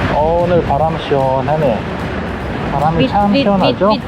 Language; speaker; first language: Korean; native; Korean